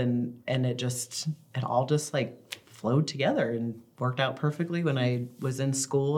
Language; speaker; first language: English; native; English